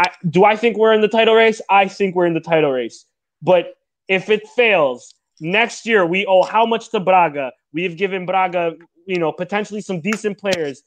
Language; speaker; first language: English; early bilingual, other home language; Portuguese